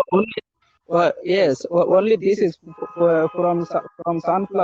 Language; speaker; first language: English; non-native, learner; Bangla